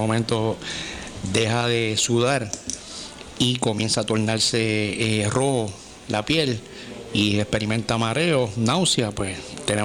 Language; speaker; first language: Spanish; native; Spanish